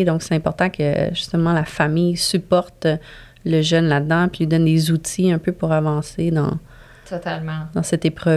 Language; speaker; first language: French; native; French